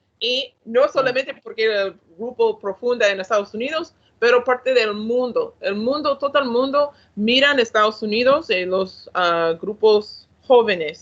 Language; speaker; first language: Spanish; non-native, learner; English